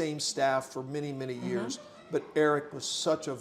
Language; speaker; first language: English; native; English